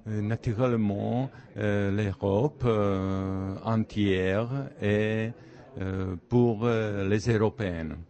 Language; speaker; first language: French; non-native, learner; Czech